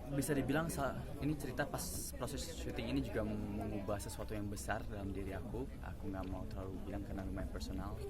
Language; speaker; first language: Indonesian; native; Indonesian